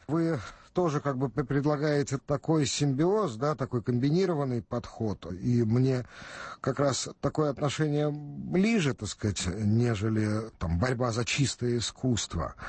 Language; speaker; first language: Russian; native; Russian